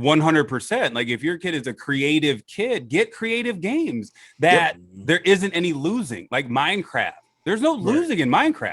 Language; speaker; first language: English; native; English